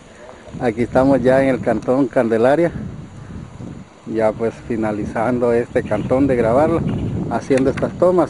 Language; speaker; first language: Spanish; native; Spanish